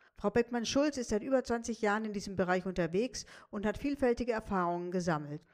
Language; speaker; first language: German; native; German